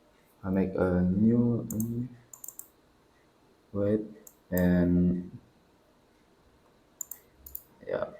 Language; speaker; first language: English; non-native, learner; Indonesian